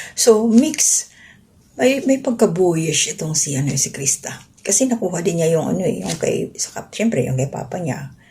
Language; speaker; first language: Filipino; non-native, local second language; Waray